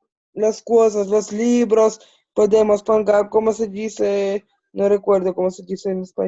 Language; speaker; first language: Spanish; non-native, learner; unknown